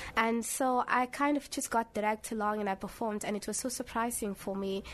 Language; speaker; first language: English; early bilingual, other home language; Somali